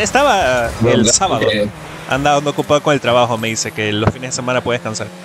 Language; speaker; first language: Spanish; native; Spanish